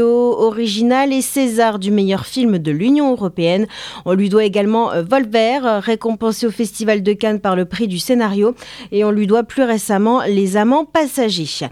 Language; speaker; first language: French; native; French